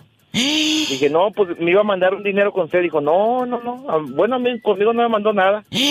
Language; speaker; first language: Spanish; native; Spanish